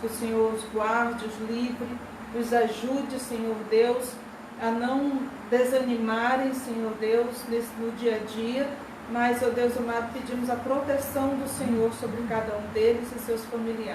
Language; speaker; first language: Portuguese; native; Portuguese